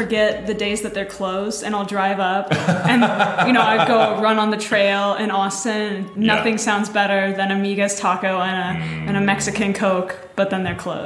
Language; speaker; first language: English; native; English